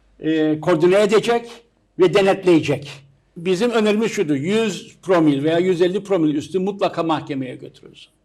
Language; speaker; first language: Turkish; native; Turkish